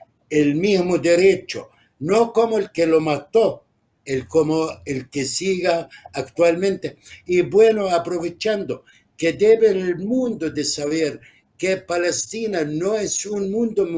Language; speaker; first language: Spanish; non-native, fluent; Arabic